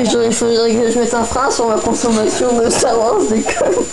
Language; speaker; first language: French; native; French